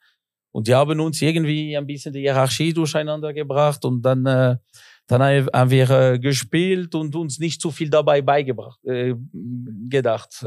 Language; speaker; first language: German; non-native, local second language; French